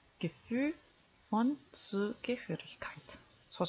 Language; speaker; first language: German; non-native, fluent; Korean